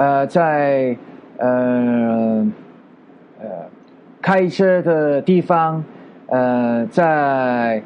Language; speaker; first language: Chinese; non-native, learner; Filipino